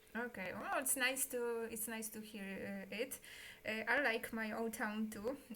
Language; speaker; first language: English; non-native, learner; Polish